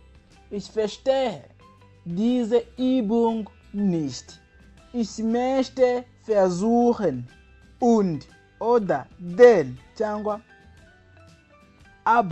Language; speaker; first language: German; non-native, fluent; Kinyarwanda